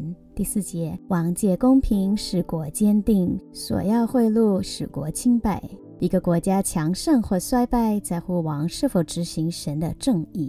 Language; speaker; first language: Chinese; native; Chinese